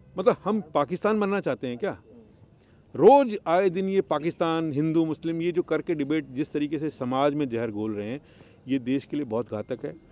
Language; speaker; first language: Hindi; native; Hindi